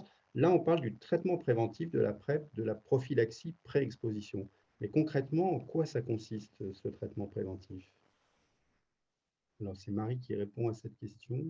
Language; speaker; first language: French; native; French